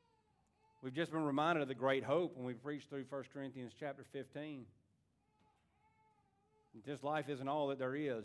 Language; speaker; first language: English; native; English